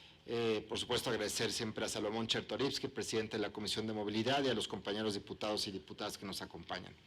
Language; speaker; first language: Spanish; native; Spanish